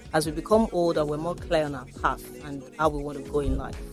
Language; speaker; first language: English; non-native, local second language; Yoruba